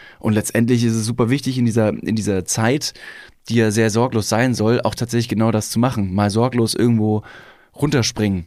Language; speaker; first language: German; native; German